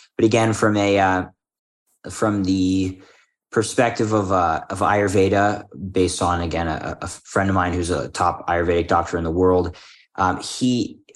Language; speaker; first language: English; native; English